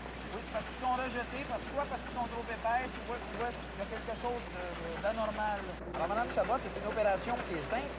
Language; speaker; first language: French; native; French